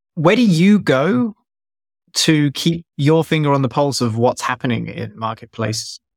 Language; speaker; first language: English; native; English